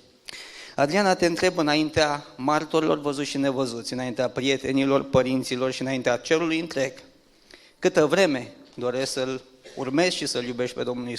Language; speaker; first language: Romanian; native; Romanian